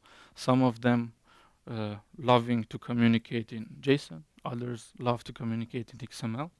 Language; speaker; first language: English; non-native, fluent; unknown